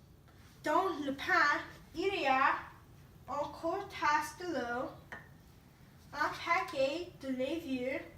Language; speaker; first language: French; non-native, learner; English